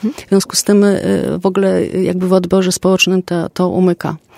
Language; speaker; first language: Polish; native; Polish